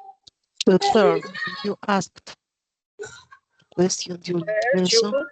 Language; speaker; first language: English; non-native, learner; Spanish